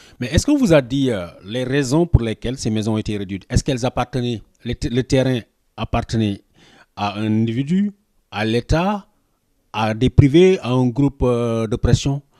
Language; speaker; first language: French; non-native, local second language; Wolof